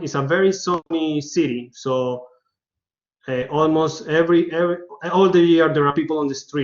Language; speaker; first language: English; non-native, learner; Spanish